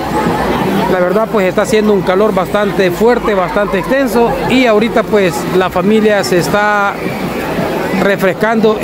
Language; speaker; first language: Spanish; native; Spanish